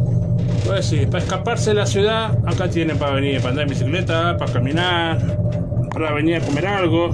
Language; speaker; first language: Spanish; native; Spanish